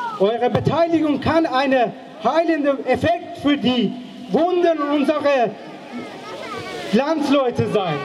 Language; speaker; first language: German; non-native, fluent; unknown